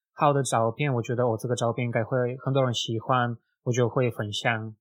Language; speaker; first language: Chinese; non-native, fluent; Russian